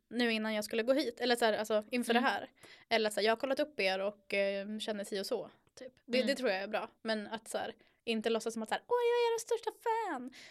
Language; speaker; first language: Swedish; native; Swedish